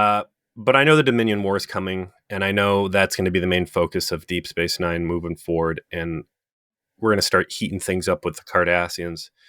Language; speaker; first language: English; native; English